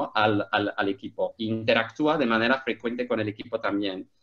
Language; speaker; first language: Spanish; non-native, fluent; Turkish